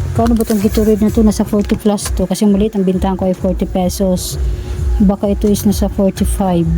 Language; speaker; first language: Filipino; non-native, local second language; Cebuano